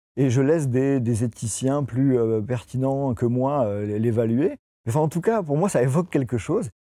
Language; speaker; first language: French; native; French